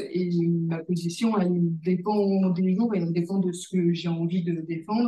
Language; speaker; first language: French; native; French